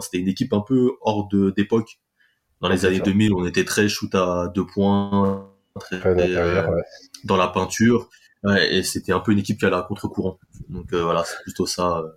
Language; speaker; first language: French; native; French